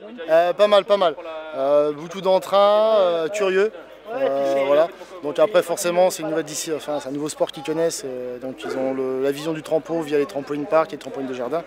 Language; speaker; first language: French; native; French